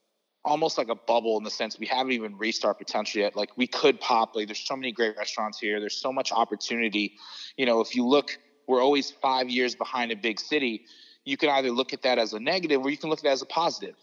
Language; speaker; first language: English; native; English